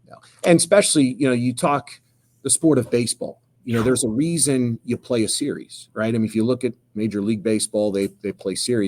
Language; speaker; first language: English; native; English